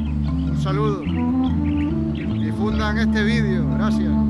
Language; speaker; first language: Spanish; native; Spanish